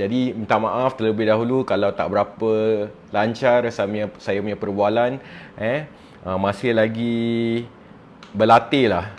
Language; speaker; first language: Malay; non-native, local second language; English